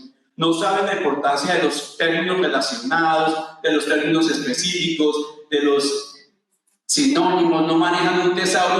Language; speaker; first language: Spanish; native; Spanish